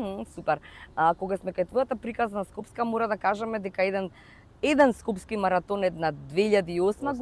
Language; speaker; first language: Macedonian; native; Macedonian